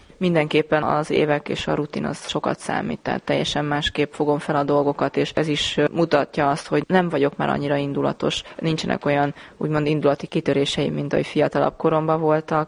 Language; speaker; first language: Hungarian; native; Hungarian